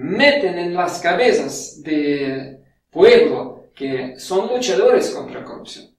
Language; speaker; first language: Spanish; non-native, fluent; Russian